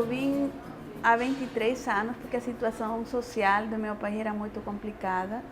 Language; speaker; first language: Portuguese; non-native, fluent; Spanish